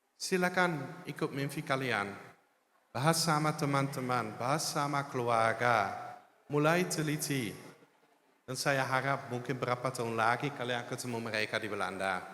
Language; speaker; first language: Indonesian; non-native, fluent; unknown